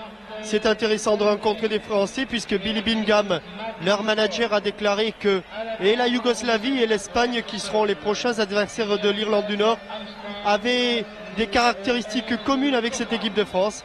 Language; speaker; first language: French; native; French